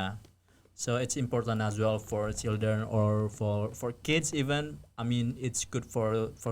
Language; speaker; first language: English; non-native, fluent; Indonesian